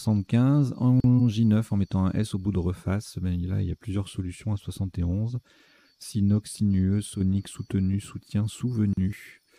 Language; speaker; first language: French; native; French